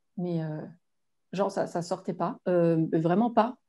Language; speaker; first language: French; native; French